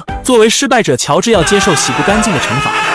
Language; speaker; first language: Chinese; native; Chinese